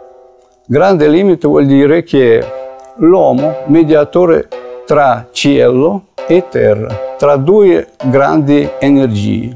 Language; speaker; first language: Italian; non-native, fluent; Russian